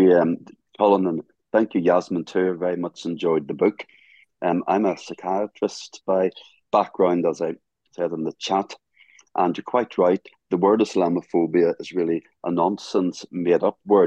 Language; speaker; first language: English; native; English